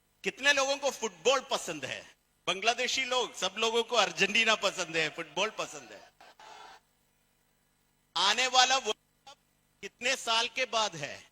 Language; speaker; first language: Hindi; non-native, fluent; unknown